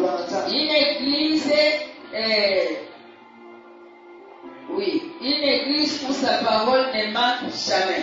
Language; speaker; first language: French; non-native, local second language; Lingala